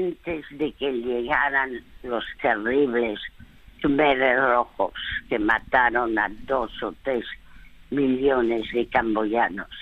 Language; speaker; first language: Spanish; non-native, fluent; French